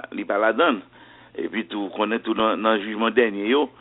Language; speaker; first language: French; non-native, local second language; Haitian Creole